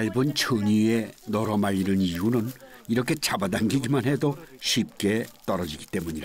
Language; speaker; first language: Korean; native; Korean